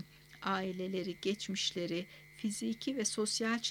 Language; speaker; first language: Turkish; native; Turkish